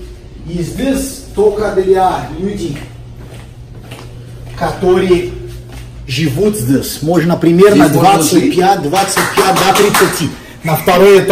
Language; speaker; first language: Russian; non-native, learner; Portuguese